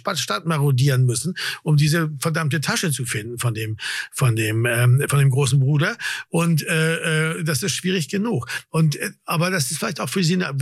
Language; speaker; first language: German; native; German